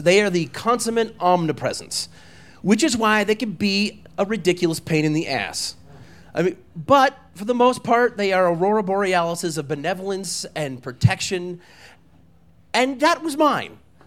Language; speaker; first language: English; native; English